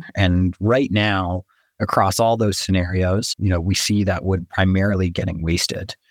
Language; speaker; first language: English; native; English